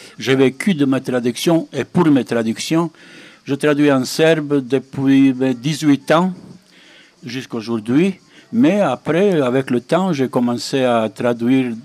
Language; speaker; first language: French; non-native, fluent; Serbian